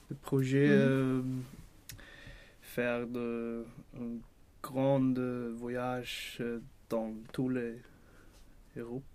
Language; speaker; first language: French; non-native, learner; Swedish